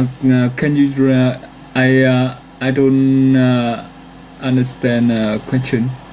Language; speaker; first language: English; non-native, learner; Vietnamese